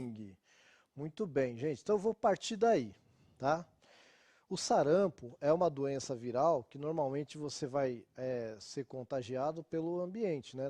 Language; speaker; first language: Portuguese; native; Portuguese